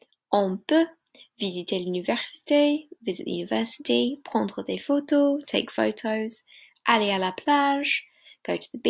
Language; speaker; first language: French; non-native, fluent; English